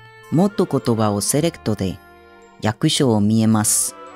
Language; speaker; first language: Japanese; non-native, learner; Spanish